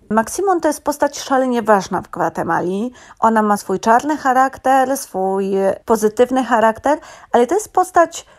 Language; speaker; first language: Polish; native; Polish